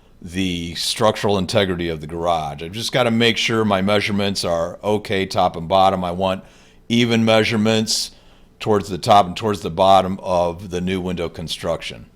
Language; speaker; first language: English; native; English